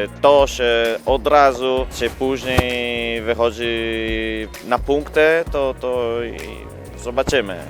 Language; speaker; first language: Polish; non-native, fluent; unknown